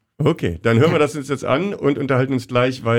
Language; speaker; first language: German; native; German